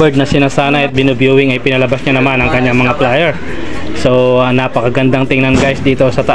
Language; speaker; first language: Filipino; native; Filipino